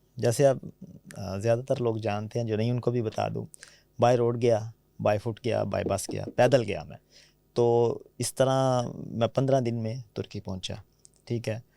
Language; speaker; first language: Urdu; non-native, local second language; Punjabi